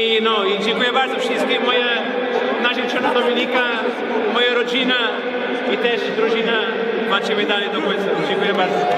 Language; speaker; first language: Polish; non-native, learner; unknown